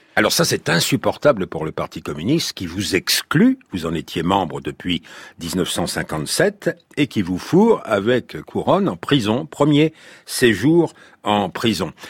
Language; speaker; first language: French; native; French